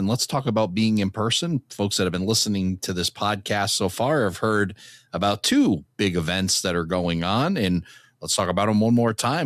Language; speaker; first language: English; native; English